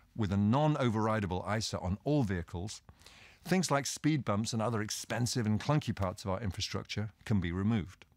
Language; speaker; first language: English; native; English